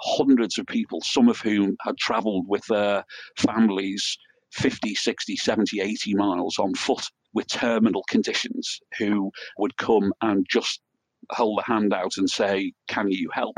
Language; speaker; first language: English; native; English